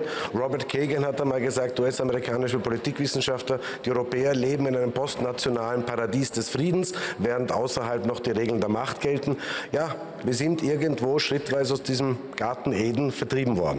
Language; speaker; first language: German; native; German